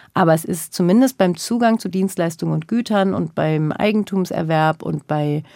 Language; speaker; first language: German; early bilingual, other home language; Turkish